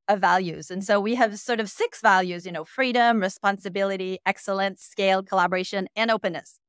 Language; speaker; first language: English; native; English